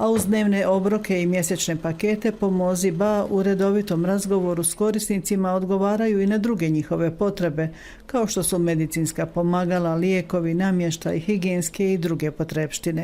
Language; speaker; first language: Bosnian; native; Bosnian